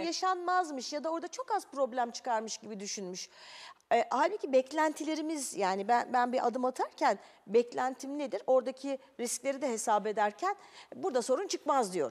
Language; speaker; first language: Turkish; native; Turkish